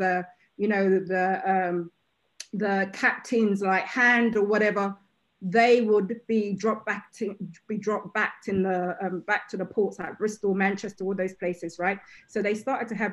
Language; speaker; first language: English; native; English